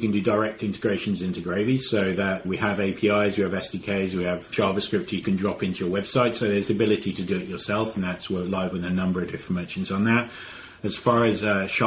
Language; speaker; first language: English; native; English